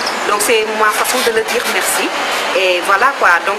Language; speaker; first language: French; non-native, local second language; Wolof